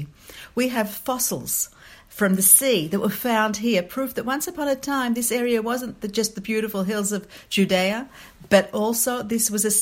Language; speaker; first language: English; native; English